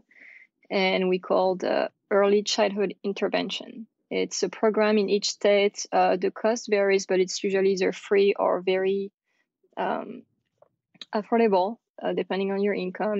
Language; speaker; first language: English; non-native, fluent; French